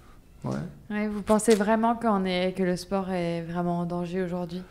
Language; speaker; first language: French; native; French